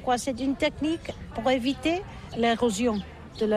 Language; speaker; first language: French; non-native, learner; Catalan